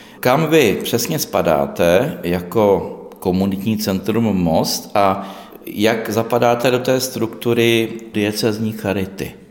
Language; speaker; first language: Czech; native; Czech